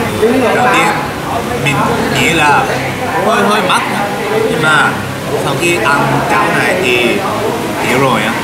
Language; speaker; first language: Vietnamese; non-native, learner; Japanese